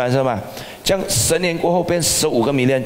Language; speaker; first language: Chinese; native; Chinese